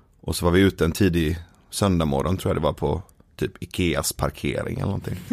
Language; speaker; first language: Swedish; early bilingual, other home language; Persian